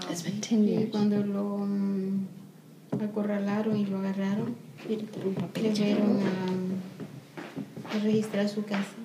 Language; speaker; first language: Spanish; native; Spanish